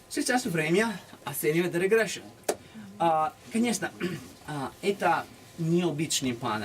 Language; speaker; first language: Russian; non-native, learner; Italian